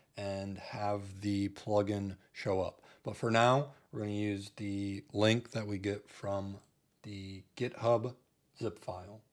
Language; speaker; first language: English; native; English